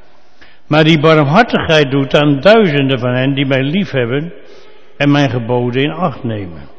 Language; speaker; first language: Dutch; native; Dutch